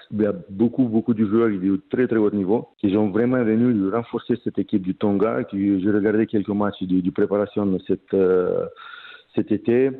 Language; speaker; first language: French; non-native, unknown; Romanian